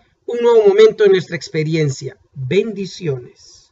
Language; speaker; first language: Spanish; native; Spanish